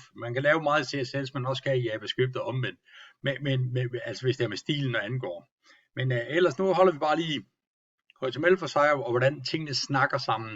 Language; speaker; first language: Danish; native; Danish